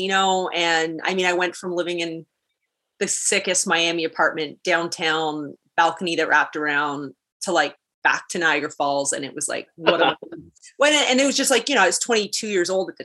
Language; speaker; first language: English; native; English